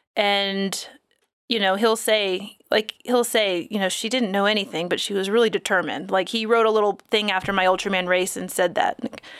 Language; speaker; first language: English; native; English